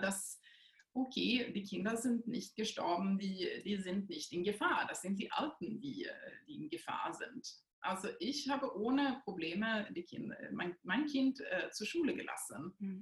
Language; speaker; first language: German; non-native, fluent; Swedish